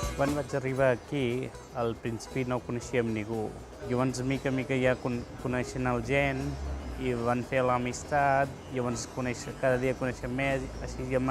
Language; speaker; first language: Catalan; non-native, learner; Punjabi